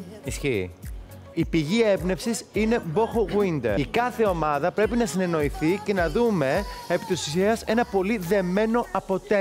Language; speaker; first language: Greek; native; Greek